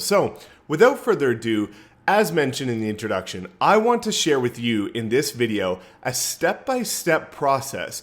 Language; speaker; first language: English; native; English